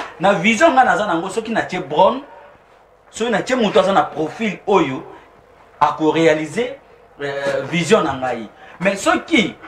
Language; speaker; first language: Lingala; native; Lingala